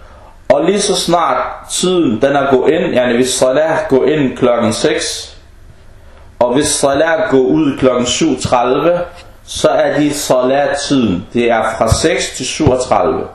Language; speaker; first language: Danish; non-native, fluent; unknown